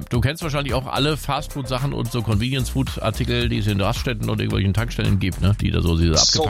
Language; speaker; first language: German; native; German